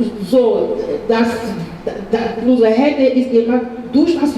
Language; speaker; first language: German; non-native, fluent; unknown